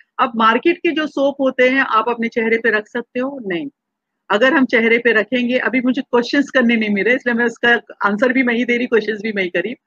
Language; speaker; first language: Hindi; non-native, local second language; Marathi